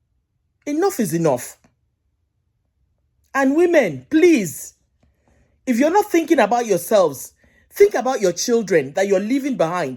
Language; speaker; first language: English; non-native, local second language; Yoruba